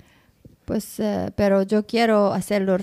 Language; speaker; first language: Spanish; non-native, learner; Japanese